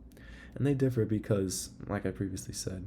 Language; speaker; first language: English; native; English